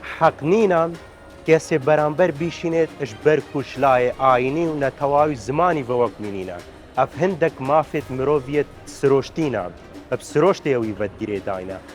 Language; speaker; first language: Kurdish; native; Kurdish